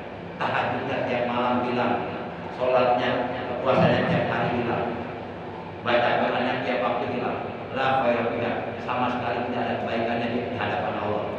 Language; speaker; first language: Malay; non-native, local second language; Javanese